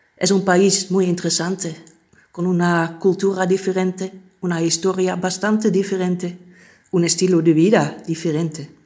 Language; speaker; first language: Spanish; non-native, fluent; Dutch